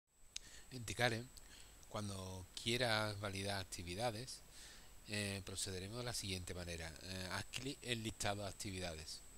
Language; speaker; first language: Spanish; native; Spanish